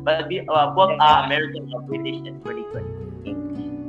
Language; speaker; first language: English; non-native, fluent; Indonesian